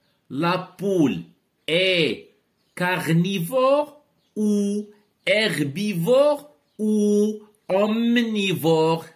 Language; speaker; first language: French; non-native, local second language; Arabic